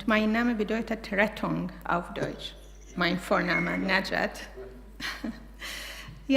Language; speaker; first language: German; non-native, fluent; Arabic